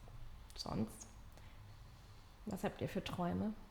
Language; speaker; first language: German; native; German